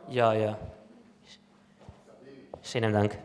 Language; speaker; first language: German; non-native, learner; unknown